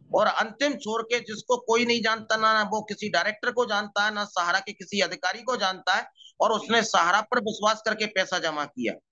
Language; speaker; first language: Hindi; native; Hindi